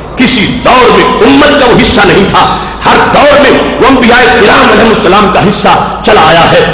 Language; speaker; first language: Urdu; non-native, local second language; Punjabi